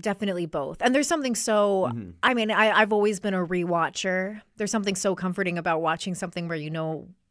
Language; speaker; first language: English; native; English